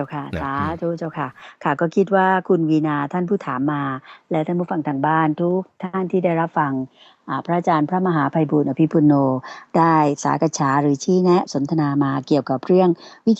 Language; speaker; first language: Thai; native; Thai